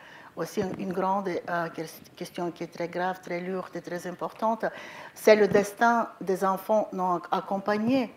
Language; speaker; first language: French; non-native, fluent; Bulgarian